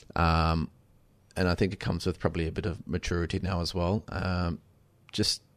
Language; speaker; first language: English; native; English